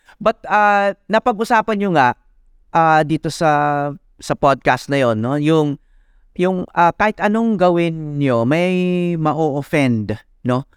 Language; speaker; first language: Filipino; native; Filipino